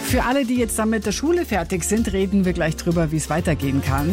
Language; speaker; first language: German; native; German